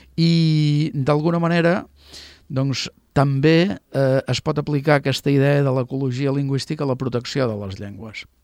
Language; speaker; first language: Catalan; native; Catalan